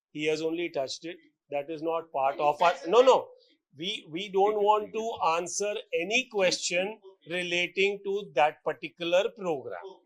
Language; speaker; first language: English; non-native, local second language; Punjabi